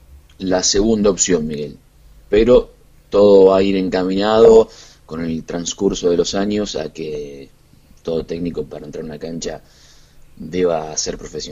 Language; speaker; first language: Spanish; native; Spanish